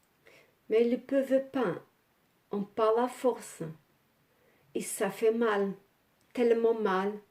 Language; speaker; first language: French; non-native, learner; Portuguese